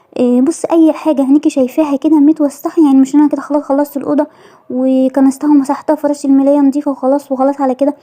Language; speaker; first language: Arabic; native; Arabic